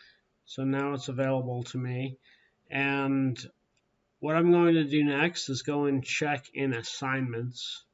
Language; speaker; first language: English; native; English